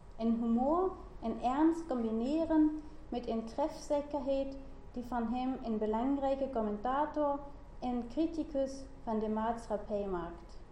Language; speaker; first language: Dutch; non-native, learner; German